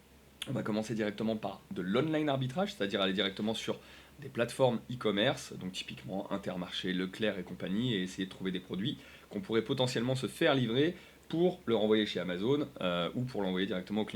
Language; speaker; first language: French; native; French